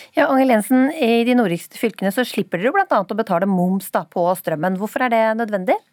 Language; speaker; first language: Norwegian; native; Norwegian